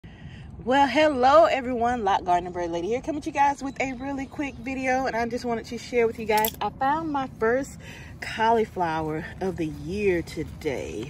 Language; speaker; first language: English; native; English